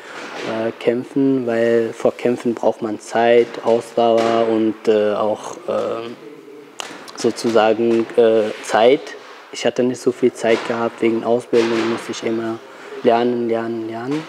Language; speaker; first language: German; non-native, fluent; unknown